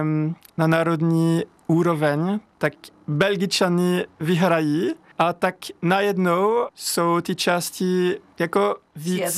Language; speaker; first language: Czech; non-native, fluent; French